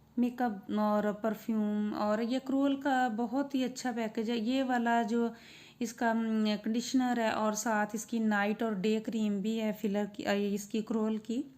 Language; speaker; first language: Urdu; non-native, local second language; Punjabi